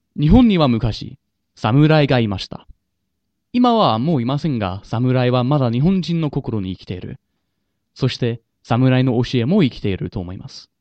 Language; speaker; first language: Japanese; non-native, learner; English